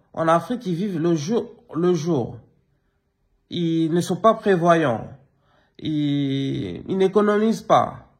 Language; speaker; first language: French; early bilingual, other home language; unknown